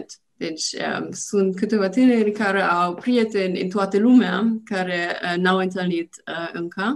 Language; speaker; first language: Romanian; non-native, learner; German